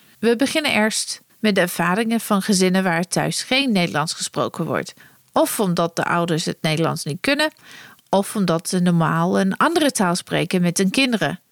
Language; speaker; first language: Dutch; non-native, fluent; English